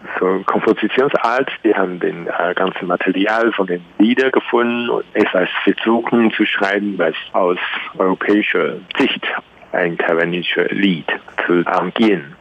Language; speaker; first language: German; non-native, learner; Chinese